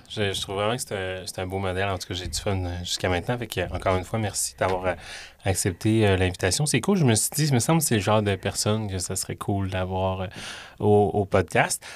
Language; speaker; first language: French; native; French